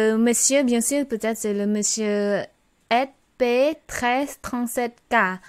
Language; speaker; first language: French; non-native, learner; Khmer